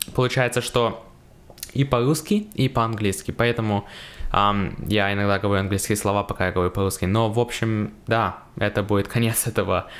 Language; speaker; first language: Russian; early bilingual, heritage; Russian